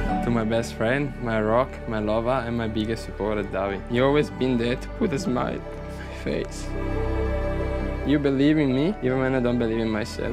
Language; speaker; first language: English; non-native, fluent; Italian